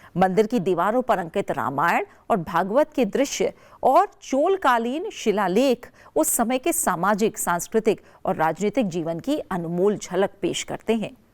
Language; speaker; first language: Hindi; native; Hindi